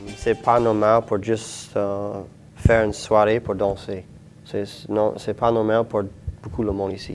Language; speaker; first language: French; non-native, local second language; English